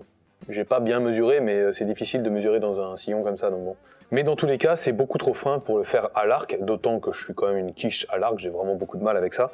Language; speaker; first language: French; native; French